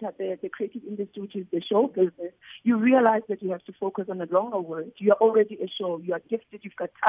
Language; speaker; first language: English; non-native, local second language; Southern Sotho